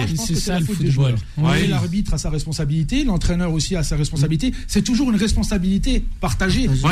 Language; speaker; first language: French; non-native, local second language; Arabic